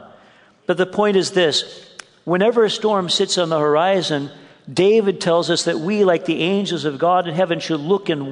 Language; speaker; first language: English; native; English